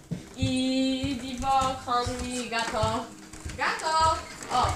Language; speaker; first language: Spanish; non-native, learner; Polish